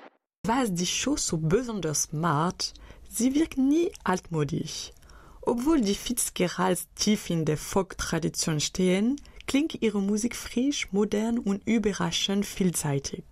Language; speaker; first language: German; native; German